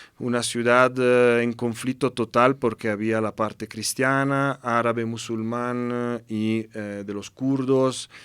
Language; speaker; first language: Spanish; non-native, fluent; Italian